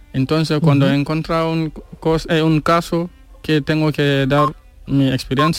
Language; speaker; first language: Spanish; non-native, learner; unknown